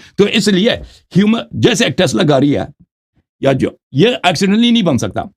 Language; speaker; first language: Urdu; non-native, fluent; Persian